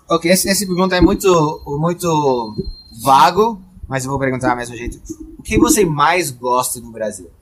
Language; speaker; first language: Portuguese; non-native, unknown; English